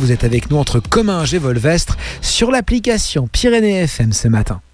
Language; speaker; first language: French; native; French